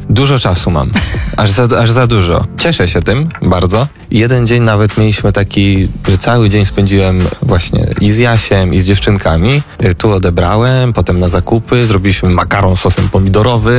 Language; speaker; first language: Polish; native; Polish